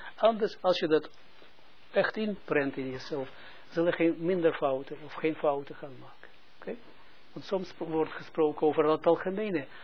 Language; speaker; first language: Dutch; non-native, fluent; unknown